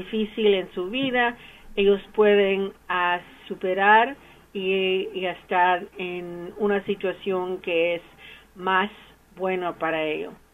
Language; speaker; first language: Spanish; early bilingual, heritage; English